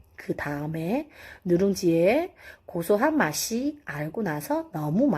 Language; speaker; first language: Korean; non-native, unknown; Chinese